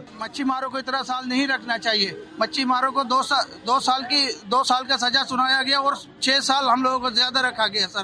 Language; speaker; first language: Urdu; non-native, local second language; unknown